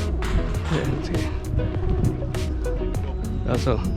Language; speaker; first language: Swedish; non-native, fluent; Vietnamese